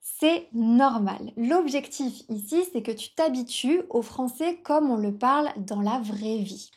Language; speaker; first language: French; native; French